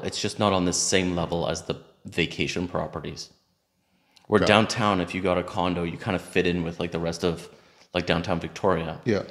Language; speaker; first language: English; native; English